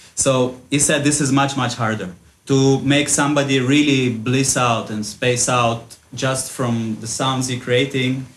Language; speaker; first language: English; early bilingual, other home language; Russian